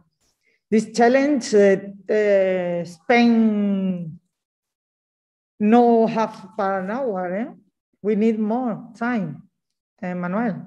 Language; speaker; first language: English; non-native, learner; Spanish